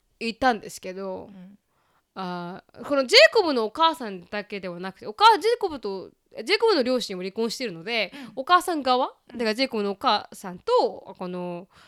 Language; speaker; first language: Japanese; native; Japanese